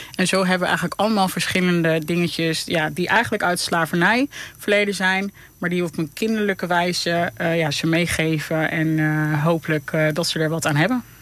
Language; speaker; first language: Dutch; early bilingual, other home language; Papiamento